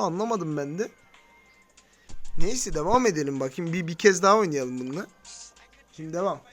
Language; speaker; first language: Turkish; native; Turkish